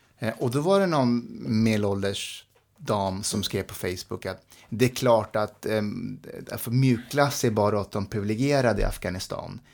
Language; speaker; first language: Swedish; early bilingual, other home language; Persian